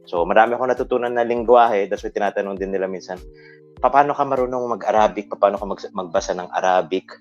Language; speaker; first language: Filipino; native; Filipino